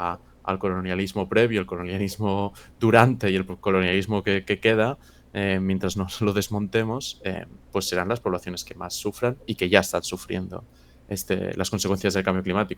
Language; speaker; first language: Spanish; native; Spanish